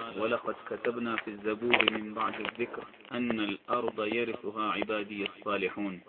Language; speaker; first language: Urdu; non-native, local second language; Pashto